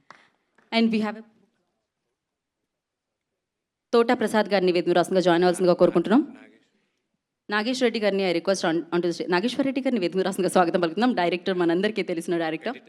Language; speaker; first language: Telugu; native; Telugu